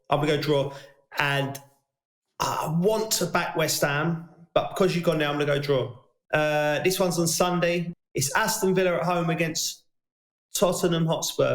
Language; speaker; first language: English; native; English